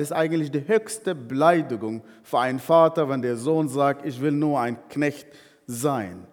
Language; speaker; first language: German; non-native, fluent; Arabic